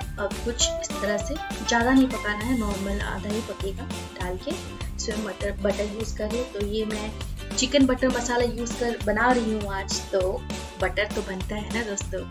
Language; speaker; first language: Hindi; non-native, local second language; Bangla